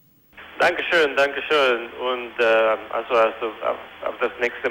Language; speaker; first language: German; non-native, fluent; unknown